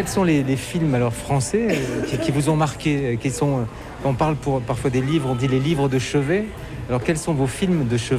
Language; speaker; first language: French; native; French